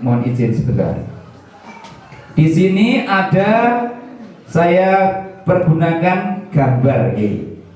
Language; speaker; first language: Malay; non-native, local second language; Javanese